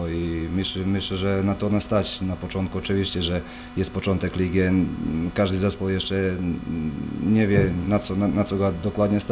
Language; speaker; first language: Polish; non-native, fluent; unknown